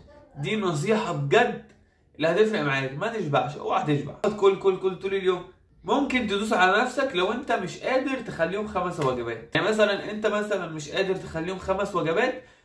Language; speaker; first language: Arabic; native; Arabic